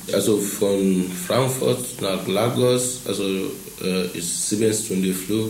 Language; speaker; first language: German; non-native, fluent; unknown